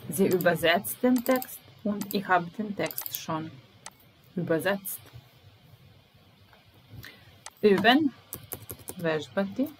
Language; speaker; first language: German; non-native, fluent; Serbian